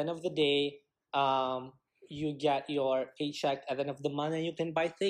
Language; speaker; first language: English; non-native, local second language; Malay